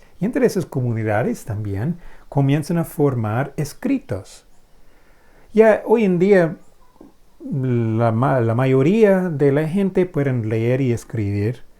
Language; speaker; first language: Spanish; non-native, fluent; English